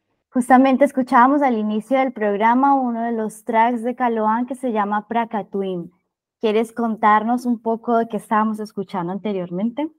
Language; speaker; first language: Spanish; native; Spanish